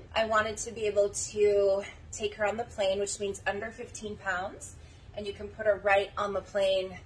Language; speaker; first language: English; native; English